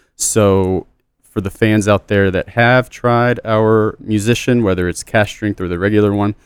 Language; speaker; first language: English; native; English